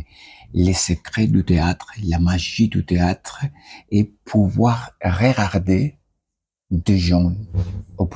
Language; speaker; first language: French; non-native, learner; Spanish